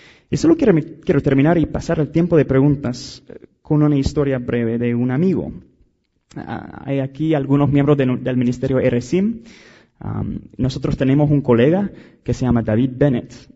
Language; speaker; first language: Spanish; non-native, fluent; English